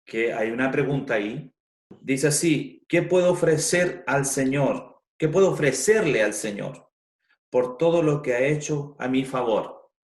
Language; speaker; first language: Spanish; native; Spanish